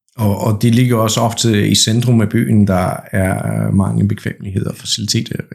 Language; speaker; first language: Danish; non-native, fluent; Polish